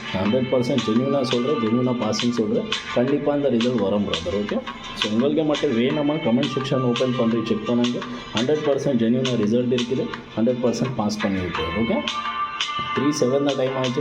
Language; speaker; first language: Tamil; non-native, learner; Kannada